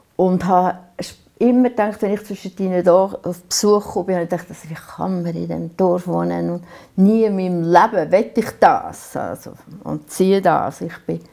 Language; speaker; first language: German; native; German